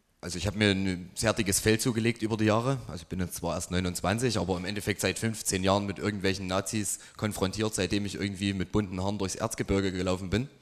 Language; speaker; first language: German; native; German